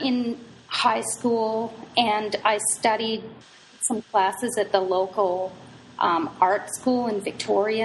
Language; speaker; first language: English; native; English